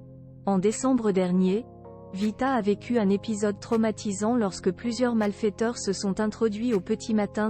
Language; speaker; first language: French; native; French